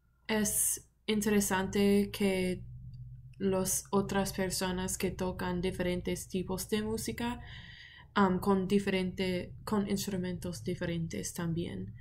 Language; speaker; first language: Spanish; non-native, learner; English